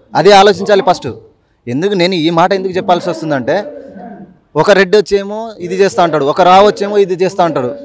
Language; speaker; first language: Telugu; non-native, local second language; Lambadi